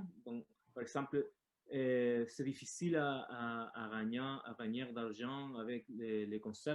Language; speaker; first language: French; non-native, learner; Spanish